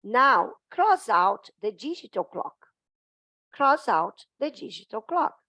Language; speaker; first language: English; non-native, fluent; Portuguese